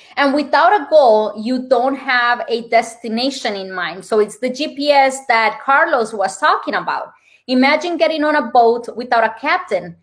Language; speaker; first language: English; non-native, fluent; Spanish